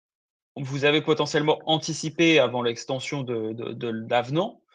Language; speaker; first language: French; native; French